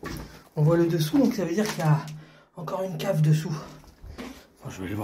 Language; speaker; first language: French; native; French